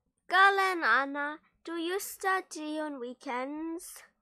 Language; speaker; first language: English; native; English